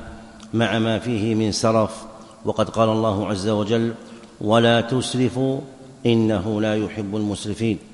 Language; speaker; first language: Arabic; native; Arabic